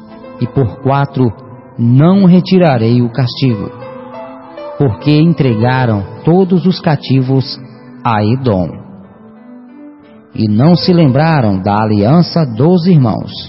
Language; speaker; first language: Portuguese; native; Portuguese